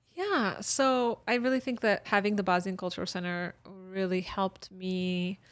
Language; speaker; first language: English; early bilingual, other home language; Bosnian